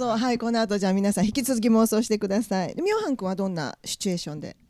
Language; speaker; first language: Japanese; native; Japanese